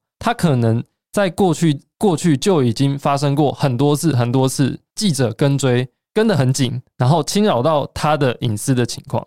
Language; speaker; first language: Chinese; native; Chinese